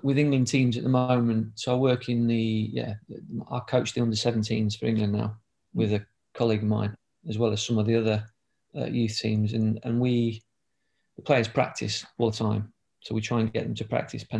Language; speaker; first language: English; native; English